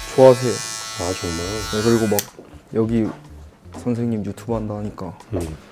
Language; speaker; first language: Korean; native; Korean